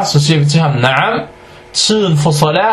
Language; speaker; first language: Danish; non-native, fluent; Arabic